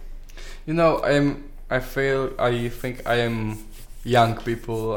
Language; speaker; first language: English; non-native, learner; Polish